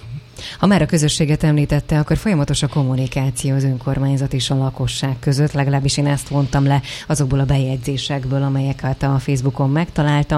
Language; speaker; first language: Hungarian; native; Hungarian